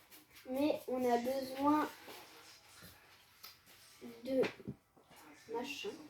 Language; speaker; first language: French; native; French